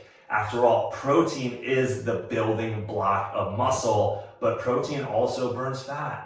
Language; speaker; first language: English; native; English